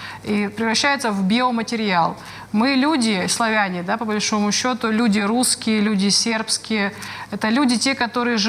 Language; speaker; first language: Russian; native; Russian